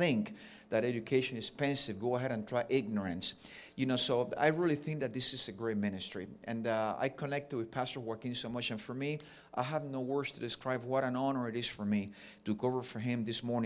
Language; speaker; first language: English; non-native, fluent; Spanish